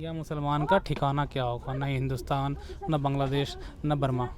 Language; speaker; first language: Hindi; native; Hindi